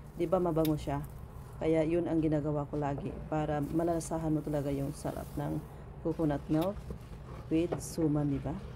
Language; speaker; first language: Filipino; non-native, local second language; Cebuano